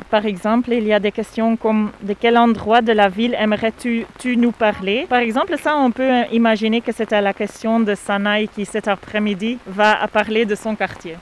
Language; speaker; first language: French; non-native, fluent; Dutch